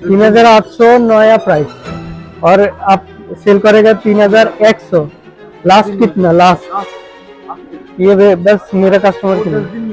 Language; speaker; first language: Hindi; non-native, learner; Bangla